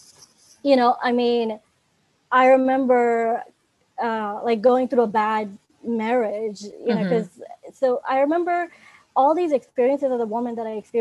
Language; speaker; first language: English; non-native, local second language; Urdu